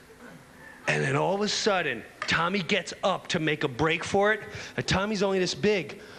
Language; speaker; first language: English; native; English